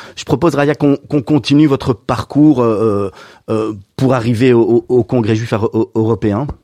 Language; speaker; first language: French; native; French